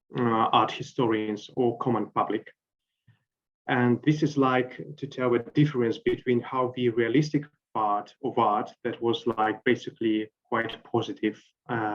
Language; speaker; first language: English; non-native, fluent; Russian